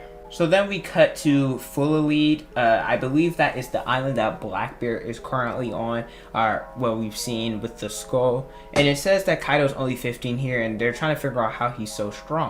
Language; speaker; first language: English; native; English